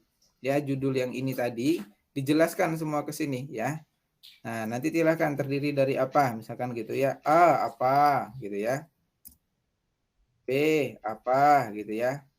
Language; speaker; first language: Indonesian; native; Indonesian